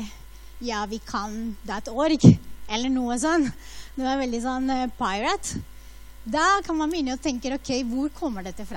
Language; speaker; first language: Norwegian; non-native, fluent; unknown